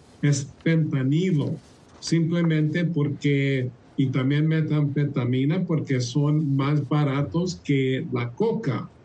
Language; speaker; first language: Spanish; early bilingual, heritage; Spanish